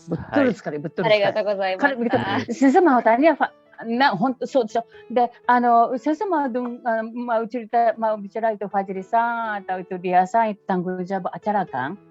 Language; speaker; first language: Indonesian; non-native, fluent; Japanese